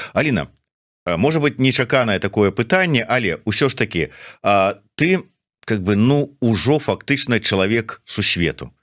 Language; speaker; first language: Belarusian; non-native, local second language; Russian